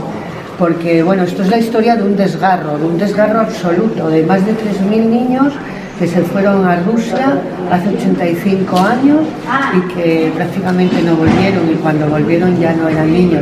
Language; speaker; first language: Spanish; native; Spanish